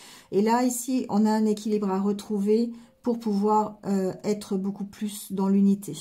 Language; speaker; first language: French; native; French